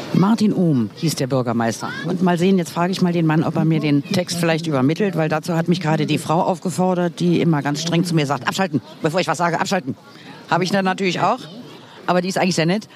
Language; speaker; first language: German; native; German